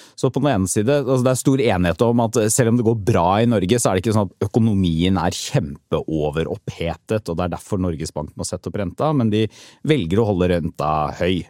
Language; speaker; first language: Norwegian; native; Norwegian